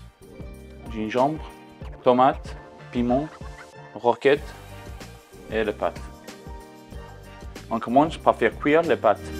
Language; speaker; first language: French; non-native, learner; English